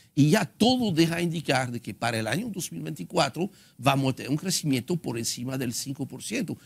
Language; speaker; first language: Spanish; non-native, fluent; French